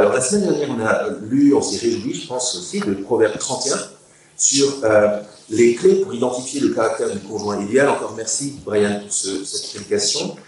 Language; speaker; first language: French; native; French